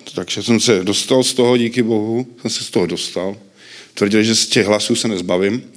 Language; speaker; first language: Czech; native; Czech